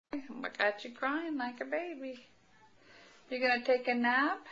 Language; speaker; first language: English; native; English